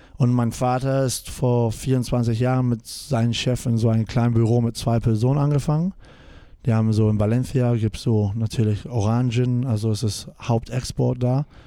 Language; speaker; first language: German; non-native, fluent; English